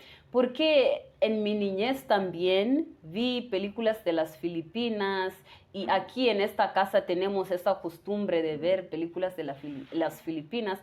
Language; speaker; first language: Spanish; non-native, fluent; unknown